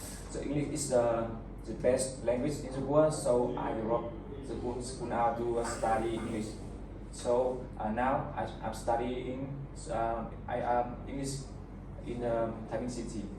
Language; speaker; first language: English; non-native, learner; Vietnamese